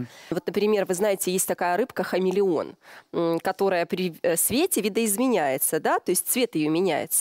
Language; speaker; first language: Russian; native; Russian